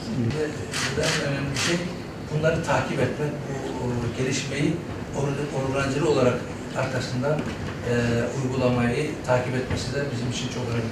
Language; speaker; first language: Turkish; non-native, fluent; Arabic